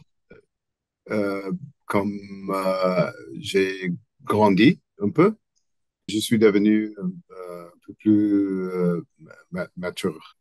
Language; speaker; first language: French; non-native, learner; English